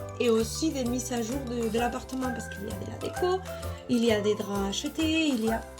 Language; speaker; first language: French; non-native, fluent; Spanish